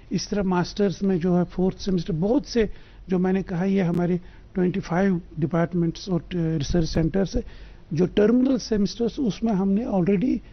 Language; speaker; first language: Hindi; non-native, local second language; Kashmiri